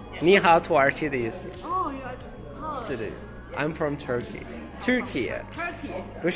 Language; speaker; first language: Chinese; non-native, learner; Turkish